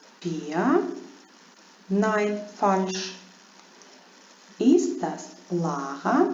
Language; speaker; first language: German; non-native, fluent; Ukrainian